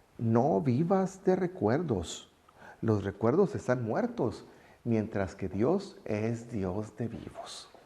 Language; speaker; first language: Spanish; native; Spanish